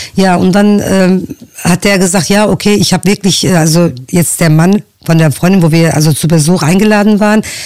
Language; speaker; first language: German; early bilingual, other home language; Turkish